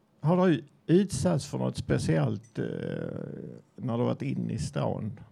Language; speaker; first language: Swedish; native; Swedish